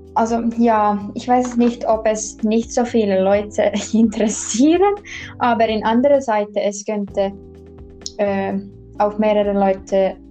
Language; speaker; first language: German; non-native, learner; Finnish